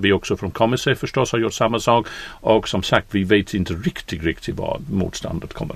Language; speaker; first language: Swedish; non-native, fluent; English